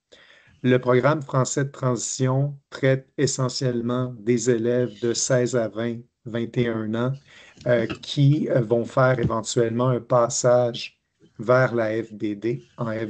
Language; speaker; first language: French; native; French